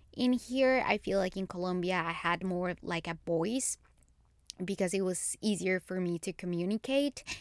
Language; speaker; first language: English; non-native, fluent; Spanish